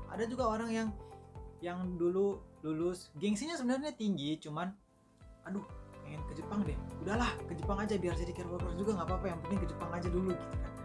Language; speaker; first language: Indonesian; native; Indonesian